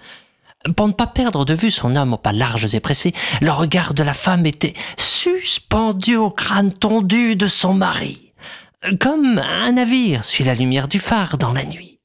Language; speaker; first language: French; native; French